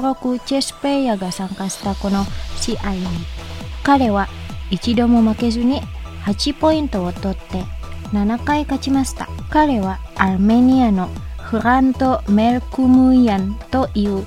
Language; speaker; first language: Japanese; non-native, fluent; Indonesian